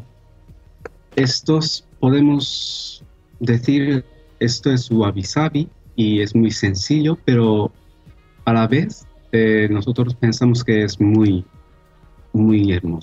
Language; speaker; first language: Spanish; non-native, fluent; Japanese